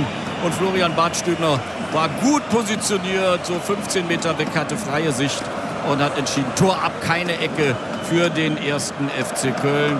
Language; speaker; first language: German; native; German